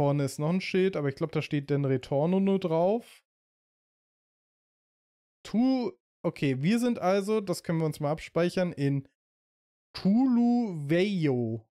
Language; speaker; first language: German; native; German